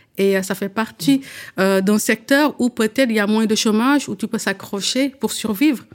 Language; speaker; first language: French; early bilingual, other home language; Wolof